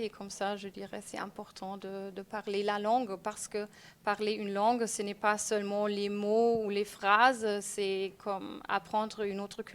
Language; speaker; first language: French; non-native, fluent; German